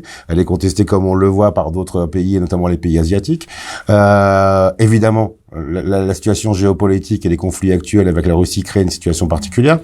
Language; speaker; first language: French; native; French